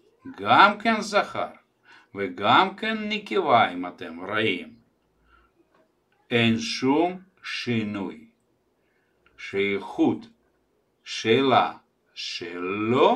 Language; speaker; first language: Hebrew; non-native, fluent; Russian